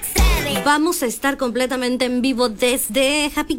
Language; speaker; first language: Spanish; native; Spanish